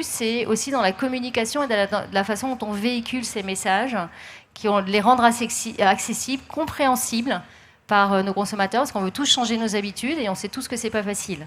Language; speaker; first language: French; native; French